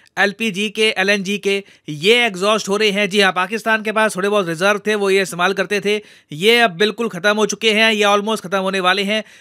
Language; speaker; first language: Hindi; native; Hindi